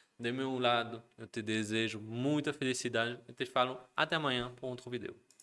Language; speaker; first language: Portuguese; non-native, fluent; French